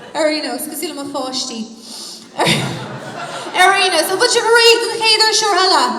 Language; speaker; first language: Irish; non-native, local second language; English